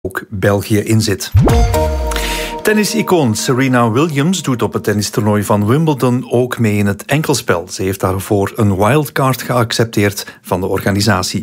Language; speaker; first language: Dutch; native; Dutch